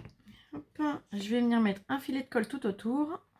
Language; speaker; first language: French; native; French